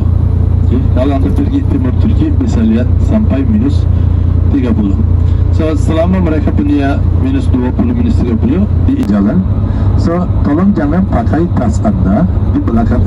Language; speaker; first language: Indonesian; non-native, learner; Turkish